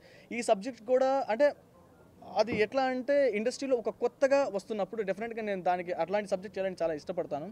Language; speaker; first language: Telugu; native; Telugu